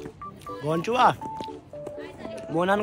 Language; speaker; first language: Vietnamese; non-native, learner; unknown